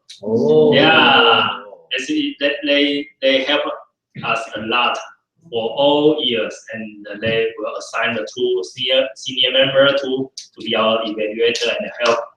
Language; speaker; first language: English; non-native, fluent; Chinese